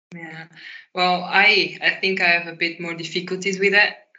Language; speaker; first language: English; non-native, fluent; Portuguese